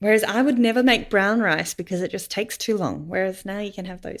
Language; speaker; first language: English; native; English